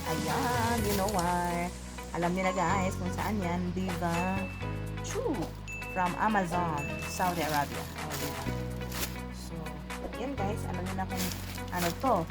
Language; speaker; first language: Filipino; non-native, local second language; Cebuano